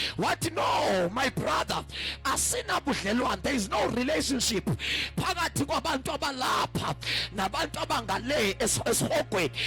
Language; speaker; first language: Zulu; non-native, local second language; Xhosa